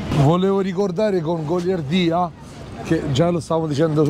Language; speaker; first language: Italian; native; Italian